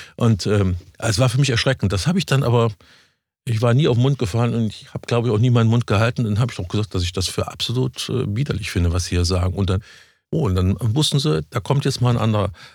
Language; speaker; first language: German; native; German